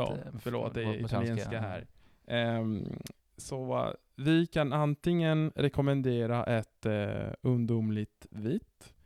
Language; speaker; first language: Swedish; non-native, fluent; Italian